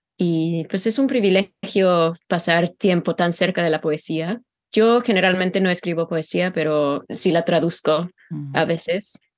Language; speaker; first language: Spanish; non-native, fluent; English